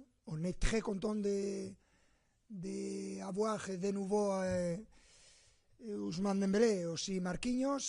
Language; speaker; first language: French; non-native, fluent; Spanish